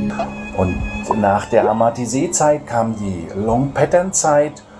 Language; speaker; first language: German; native; German